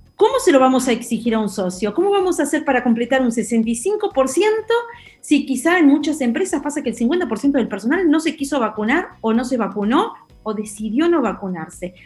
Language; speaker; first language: Spanish; native; Spanish